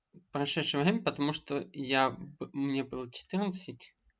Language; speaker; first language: Russian; native; Russian